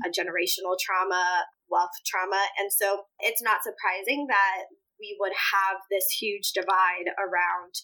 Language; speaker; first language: English; early bilingual, other home language; Spanish